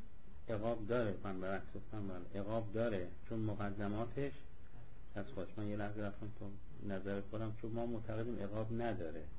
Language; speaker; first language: Persian; native; Persian